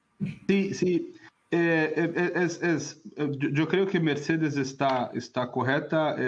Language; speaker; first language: Spanish; non-native, learner; Portuguese